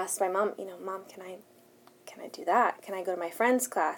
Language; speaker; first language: English; early bilingual, other home language; Spanish